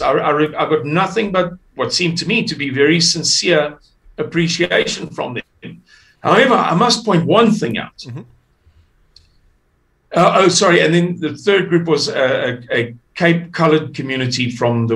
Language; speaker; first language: English; native; English